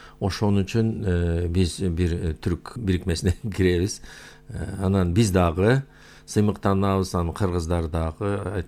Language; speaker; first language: Kyrgyz; non-native, local second language; Uyghur